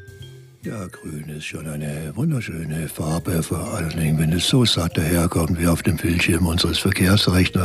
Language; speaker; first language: German; native; German